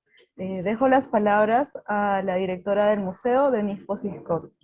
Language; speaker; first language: Spanish; native; Spanish